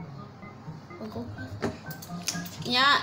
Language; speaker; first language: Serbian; early bilingual, heritage; Serbian